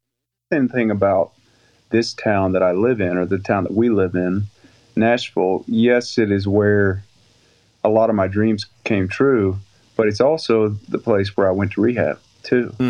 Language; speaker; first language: English; native; English